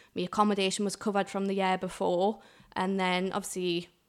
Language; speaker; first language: English; native; English